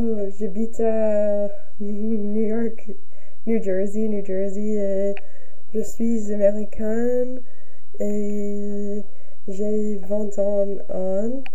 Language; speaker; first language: French; non-native, learner; English